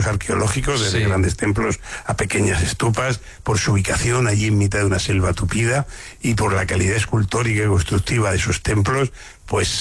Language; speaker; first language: Spanish; native; Spanish